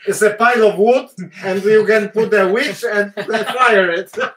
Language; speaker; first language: English; non-native, fluent; Polish